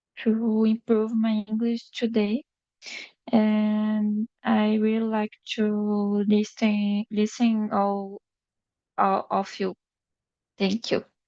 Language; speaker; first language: English; non-native, learner; Portuguese